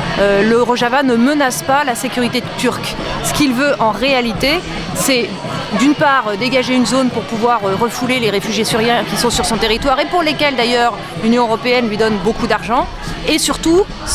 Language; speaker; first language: French; native; French